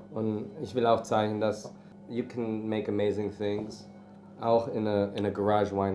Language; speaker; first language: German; early bilingual, heritage; English